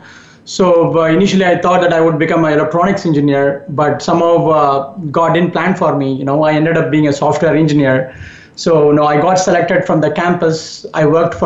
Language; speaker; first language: English; non-native, local second language; Tamil